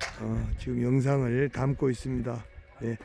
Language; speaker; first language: Korean; native; Korean